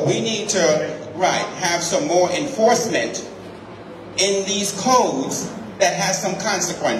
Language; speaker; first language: English; native; English